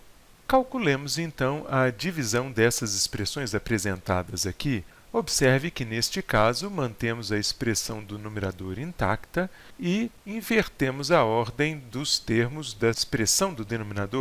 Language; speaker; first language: Portuguese; native; Portuguese